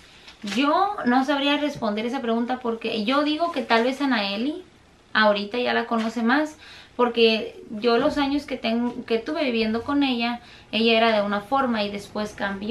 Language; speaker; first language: Spanish; native; Spanish